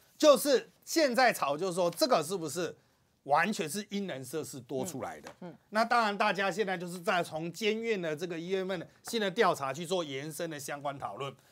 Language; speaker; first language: Chinese; native; Chinese